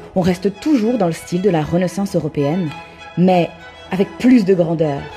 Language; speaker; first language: French; native; French